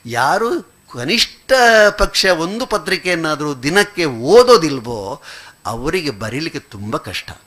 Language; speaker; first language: Kannada; non-native, local second language; Malayalam